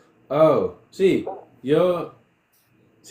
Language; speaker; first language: Spanish; non-native, learner; English